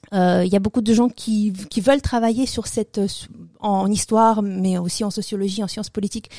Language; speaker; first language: French; early bilingual, other home language; Russian